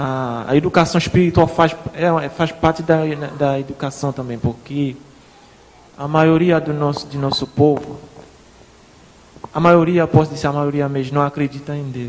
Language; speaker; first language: Portuguese; non-native, fluent; Haitian Creole